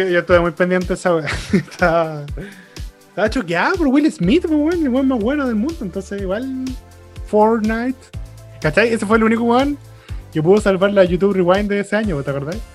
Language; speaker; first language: Spanish; native; Spanish